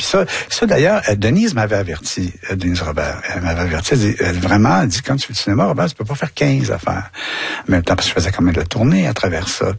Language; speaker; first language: French; native; French